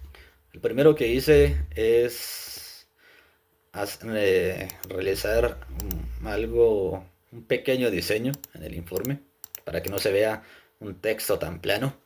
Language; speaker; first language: Spanish; native; Spanish